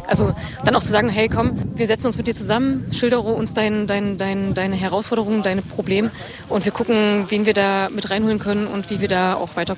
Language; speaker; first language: German; native; German